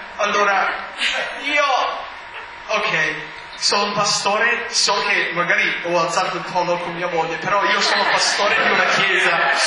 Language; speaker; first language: Italian; non-native, fluent; English